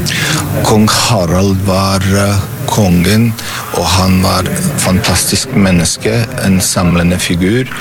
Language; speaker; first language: Norwegian; non-native, fluent; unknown